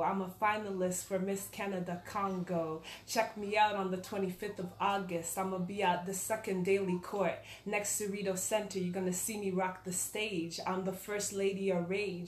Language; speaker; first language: English; early bilingual, other home language; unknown